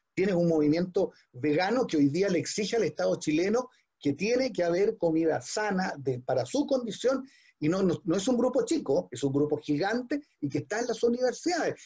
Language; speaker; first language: Spanish; native; Spanish